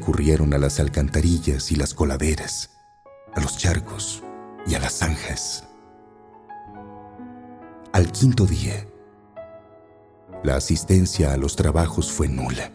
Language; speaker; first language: Spanish; native; Spanish